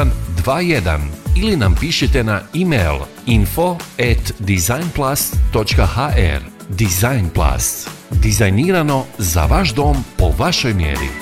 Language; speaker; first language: Croatian; native; Croatian